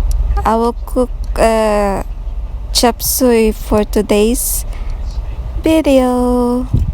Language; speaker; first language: English; non-native, local second language; Filipino